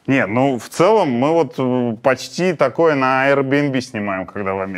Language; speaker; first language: Russian; native; Russian